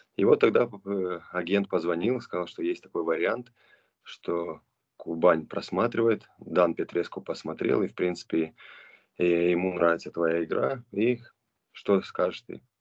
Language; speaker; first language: Russian; non-native, local second language; Romanian